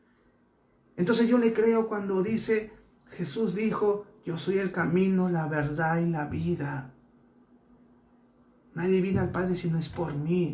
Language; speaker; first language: Spanish; native; Spanish